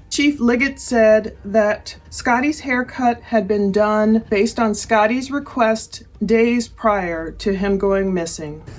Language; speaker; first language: English; native; English